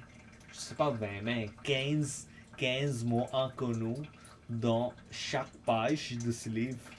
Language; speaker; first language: French; non-native, fluent; English